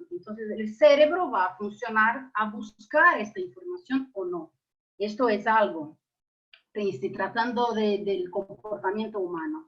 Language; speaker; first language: Spanish; non-native, fluent; Portuguese